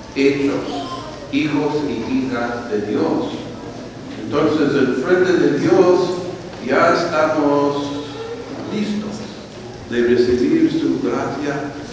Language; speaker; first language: Spanish; non-native, fluent; English